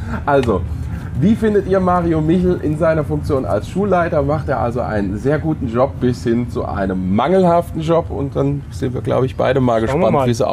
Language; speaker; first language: German; native; German